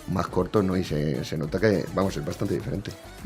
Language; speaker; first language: Spanish; native; Spanish